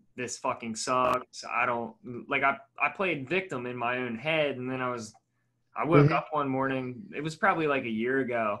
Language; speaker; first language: English; native; English